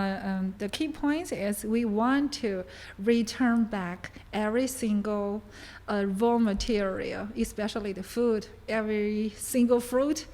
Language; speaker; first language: English; non-native, learner; Chinese